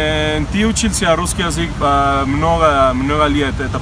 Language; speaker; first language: Russian; non-native, learner; Spanish